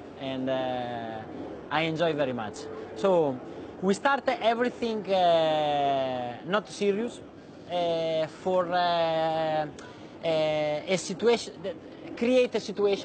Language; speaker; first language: English; non-native, learner; Italian